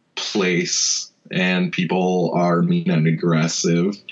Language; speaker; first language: English; native; English